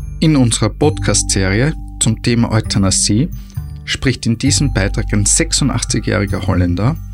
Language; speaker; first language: German; native; German